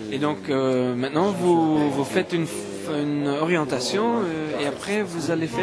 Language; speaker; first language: French; non-native, fluent; Dutch